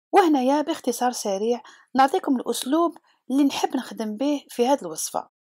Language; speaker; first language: Arabic; native; Arabic